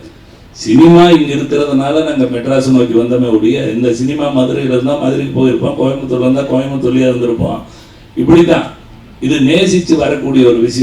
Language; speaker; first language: Tamil; native; Tamil